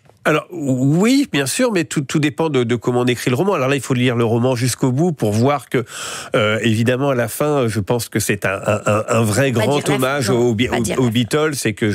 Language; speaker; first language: French; native; French